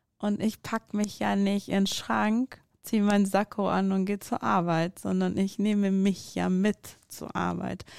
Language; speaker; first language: German; non-native, fluent; Persian